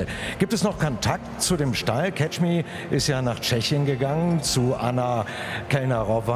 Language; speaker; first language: German; native; German